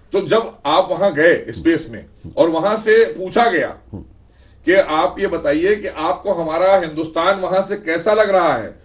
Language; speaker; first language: Hindi; native; Hindi